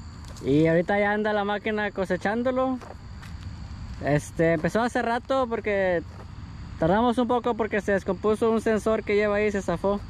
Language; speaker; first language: Spanish; native; Spanish